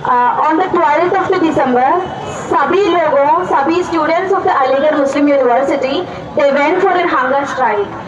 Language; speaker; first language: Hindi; non-native, local second language; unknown